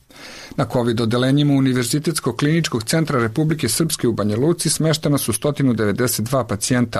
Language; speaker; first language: Croatian; native; Croatian